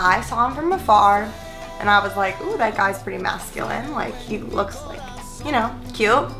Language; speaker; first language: English; native; English